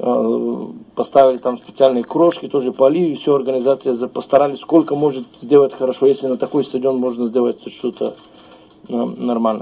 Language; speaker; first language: Russian; non-native, learner; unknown